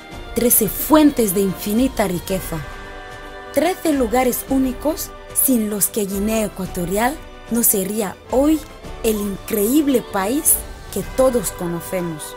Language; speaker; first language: Spanish; native; Spanish